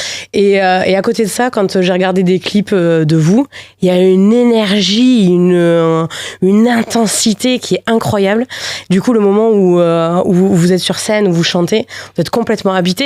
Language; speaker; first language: French; native; French